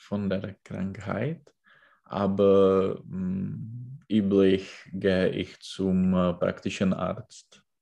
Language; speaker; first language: German; non-native, learner; Czech